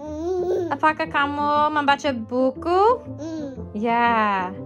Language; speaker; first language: Indonesian; non-native, learner; English